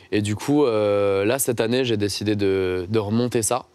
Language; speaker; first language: French; native; French